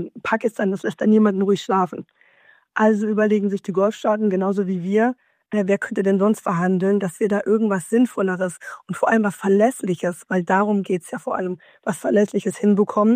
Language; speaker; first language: German; native; German